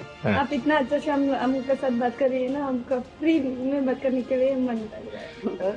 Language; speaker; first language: Hindi; non-native, local second language; Bhojpuri